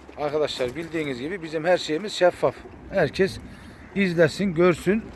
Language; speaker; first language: Turkish; native; Turkish